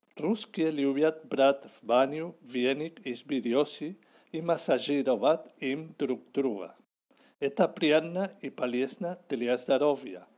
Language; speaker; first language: Russian; non-native, learner; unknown